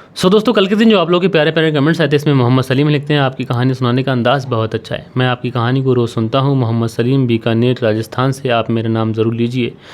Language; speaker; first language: Hindi; native; Hindi